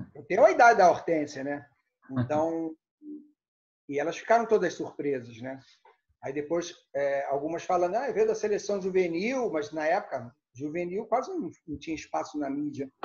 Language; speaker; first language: Portuguese; native; Portuguese